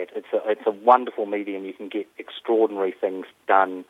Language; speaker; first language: English; native; English